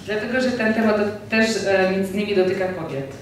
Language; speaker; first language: Polish; non-native, fluent; Georgian